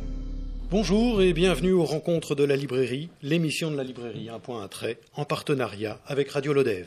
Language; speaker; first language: French; native; French